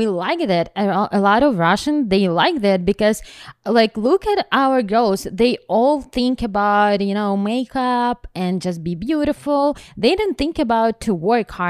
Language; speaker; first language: English; non-native, learner; Ukrainian